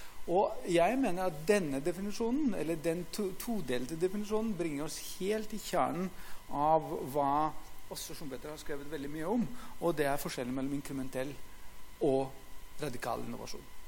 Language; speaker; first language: Norwegian; non-native, fluent; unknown